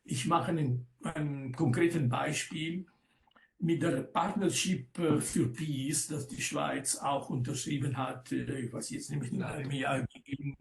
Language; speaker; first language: German; non-native, local second language; Italian